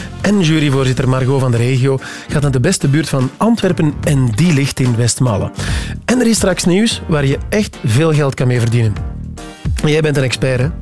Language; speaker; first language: Dutch; native; Dutch